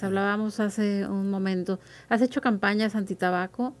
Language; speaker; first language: Spanish; native; Spanish